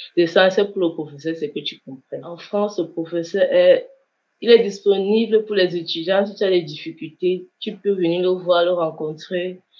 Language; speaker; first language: French; non-native, local second language; Kinyarwanda